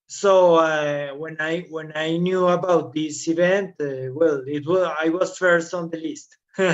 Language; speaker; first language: English; non-native, fluent; Spanish